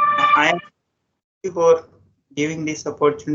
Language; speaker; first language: English; non-native, local second language; Hindi